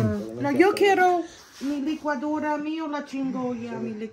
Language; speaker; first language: Spanish; non-native, learner; English